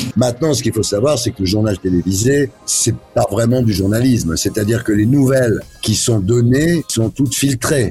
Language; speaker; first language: French; early bilingual, other home language; Italian